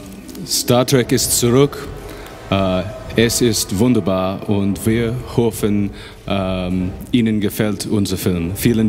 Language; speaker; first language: German; non-native, learner; English